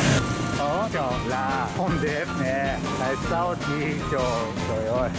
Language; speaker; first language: Vietnamese; non-native, learner; Japanese